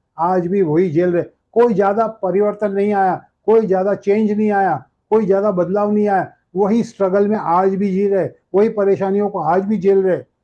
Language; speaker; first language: Hindi; non-native, local second language; Gujarati